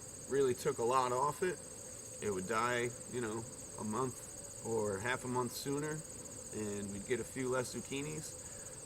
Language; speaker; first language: English; native; English